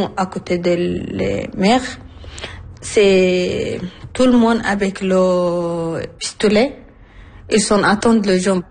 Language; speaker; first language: French; non-native, learner; Arabic